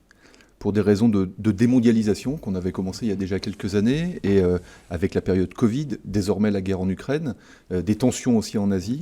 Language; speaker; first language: French; native; French